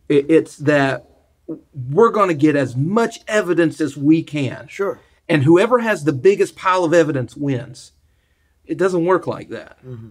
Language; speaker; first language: English; native; English